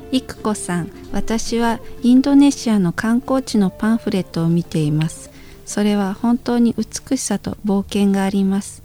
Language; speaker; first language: Japanese; non-native, fluent; Indonesian